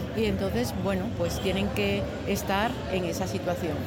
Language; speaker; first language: Spanish; native; Spanish